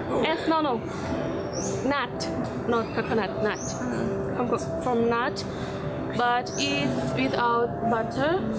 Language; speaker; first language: English; non-native, learner; Indonesian